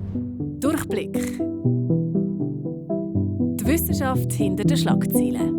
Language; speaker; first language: German; native; German